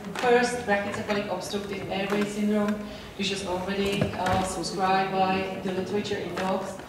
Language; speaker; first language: English; non-native, fluent; Czech